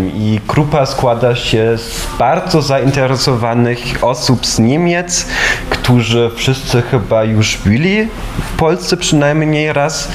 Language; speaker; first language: Polish; non-native, fluent; German